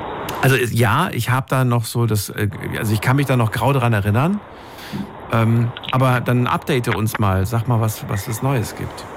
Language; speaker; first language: German; native; German